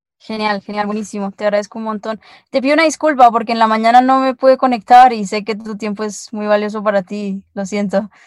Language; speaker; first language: Spanish; native; Spanish